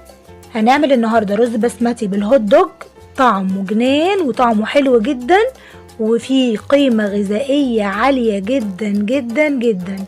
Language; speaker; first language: Arabic; native; Arabic